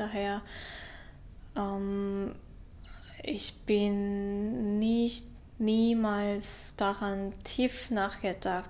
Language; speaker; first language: German; non-native, fluent; Korean